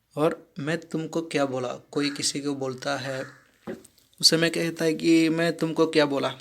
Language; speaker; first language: Hindi; non-native, local second language; Tamil